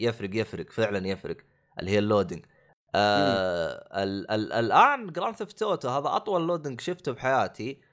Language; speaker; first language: Arabic; native; Arabic